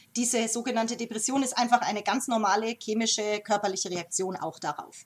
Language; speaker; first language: German; native; German